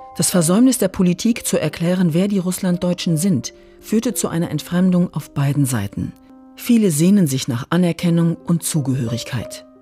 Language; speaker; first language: German; native; German